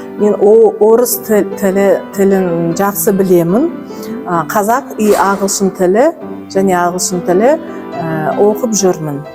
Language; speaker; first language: Kazakh; non-native, local second language; Russian